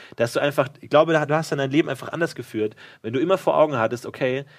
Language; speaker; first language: German; native; German